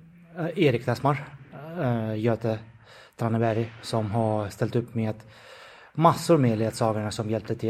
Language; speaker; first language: Swedish; non-native, fluent; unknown